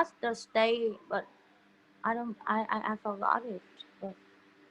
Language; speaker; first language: English; non-native, learner; Vietnamese